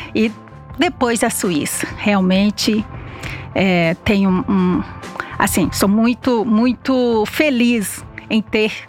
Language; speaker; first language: Portuguese; native; Portuguese